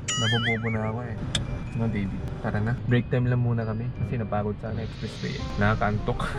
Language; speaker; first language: Filipino; native; Filipino